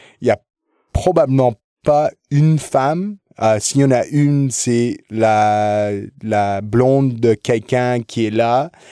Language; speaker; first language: French; early bilingual, other home language; English